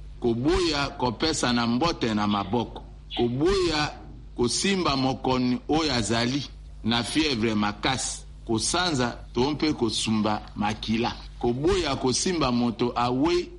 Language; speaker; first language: Lingala; native; Lingala